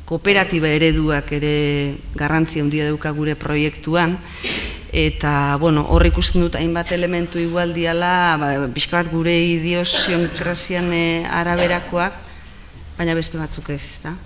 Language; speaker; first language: Basque; native; Basque